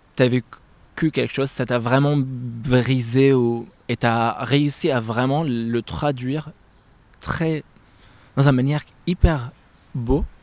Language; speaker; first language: French; non-native, fluent; Arabic